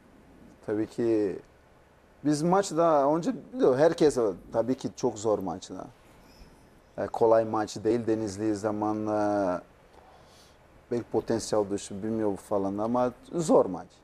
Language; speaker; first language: Turkish; non-native, learner; Portuguese